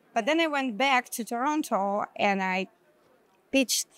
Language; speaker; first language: English; non-native, fluent; Hebrew